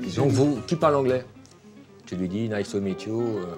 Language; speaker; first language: French; native; French